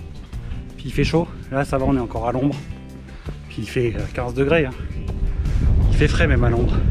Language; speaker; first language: French; native; French